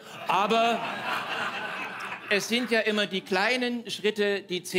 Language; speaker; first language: German; native; German